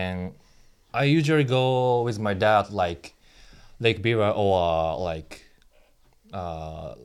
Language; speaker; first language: English; non-native, learner; Japanese